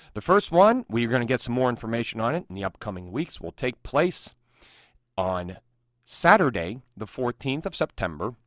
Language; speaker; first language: English; native; English